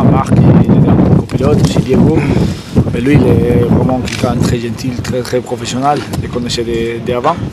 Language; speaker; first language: French; non-native, fluent; Spanish